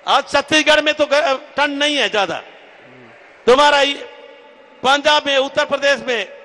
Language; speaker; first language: Hindi; native; Hindi